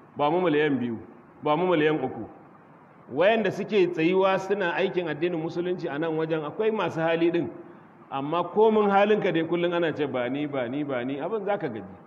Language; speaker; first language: Hausa; non-native, local second language; Kanuri